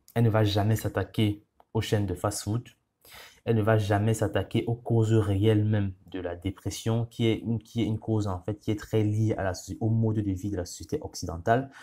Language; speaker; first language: French; non-native, local second language; Ghomala